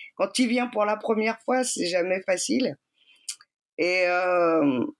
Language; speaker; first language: French; native; French